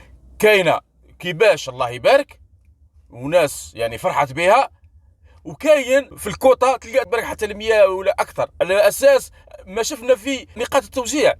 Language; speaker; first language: Arabic; native; Arabic